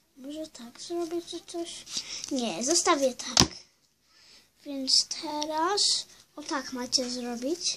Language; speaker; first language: Polish; early bilingual, heritage; Polish